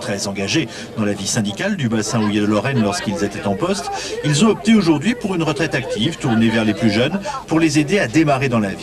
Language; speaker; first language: French; native; French